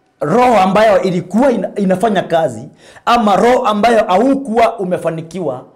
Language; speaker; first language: Swahili; non-native, local second language; Meru